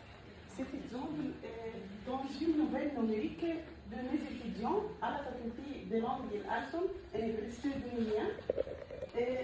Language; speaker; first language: French; non-native, fluent; Arabic